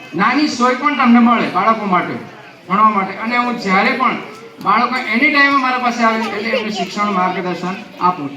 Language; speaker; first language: Gujarati; non-native, local second language; Kukna